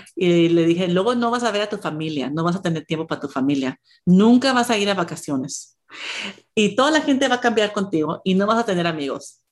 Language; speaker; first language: Spanish; early bilingual, heritage; Spanish